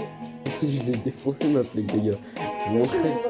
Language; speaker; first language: French; native; French